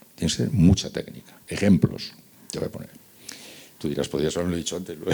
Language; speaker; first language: Spanish; native; Spanish